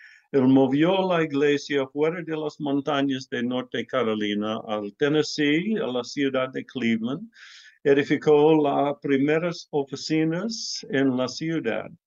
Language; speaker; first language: Spanish; non-native, learner; English